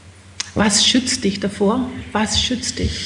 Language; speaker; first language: German; native; German